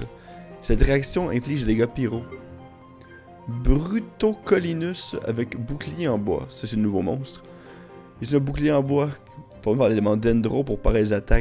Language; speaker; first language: French; native; French